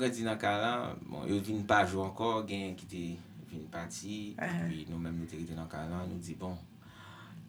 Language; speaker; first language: English; non-native, learner; Haitian Creole